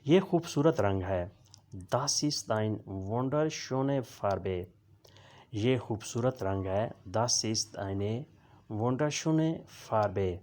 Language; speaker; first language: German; non-native, learner; Urdu